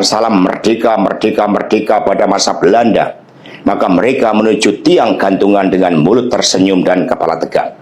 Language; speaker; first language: Indonesian; native; Indonesian